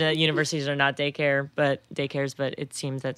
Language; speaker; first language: English; native; English